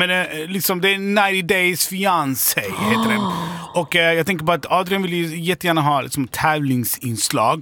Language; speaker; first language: Swedish; native; Swedish